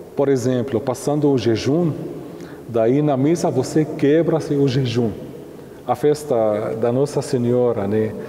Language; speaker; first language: Portuguese; non-native, fluent; Arabic